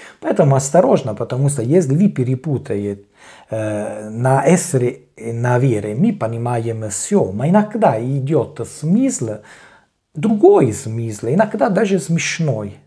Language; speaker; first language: Russian; non-native, learner; Italian